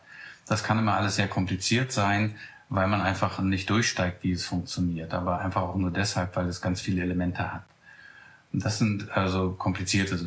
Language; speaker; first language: German; native; German